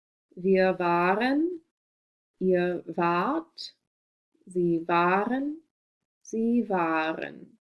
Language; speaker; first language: German; non-native, fluent; English